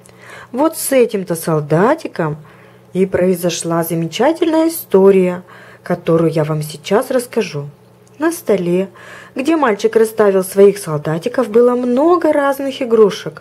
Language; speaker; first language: Russian; native; Russian